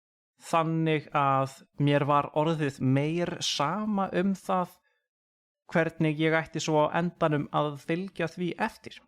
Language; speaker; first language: Icelandic; non-native, fluent; English